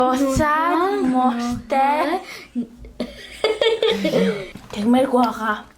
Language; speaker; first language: Mongolian; early bilingual, heritage; Mongolian